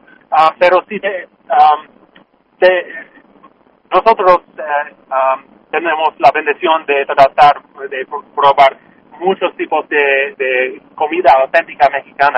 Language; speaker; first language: Spanish; non-native, learner; English